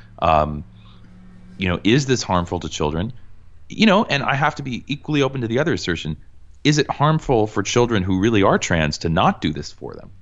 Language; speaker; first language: English; native; English